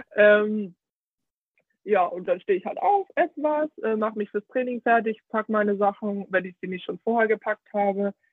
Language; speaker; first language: German; early bilingual, heritage; Danish